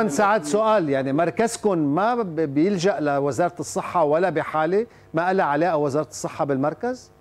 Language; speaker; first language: Arabic; native; Arabic